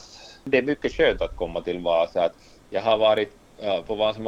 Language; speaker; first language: Swedish; non-native, local second language; Finnish